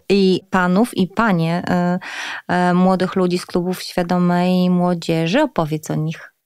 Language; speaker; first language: Polish; native; Polish